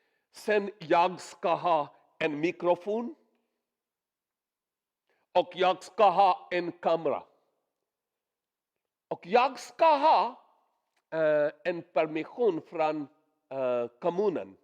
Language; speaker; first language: Swedish; non-native, learner; Urdu